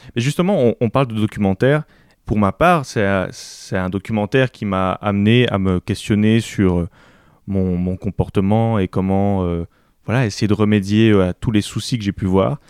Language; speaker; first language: French; native; French